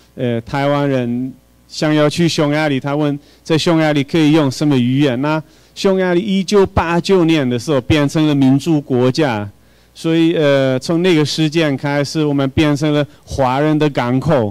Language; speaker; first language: Chinese; non-native, fluent; Hungarian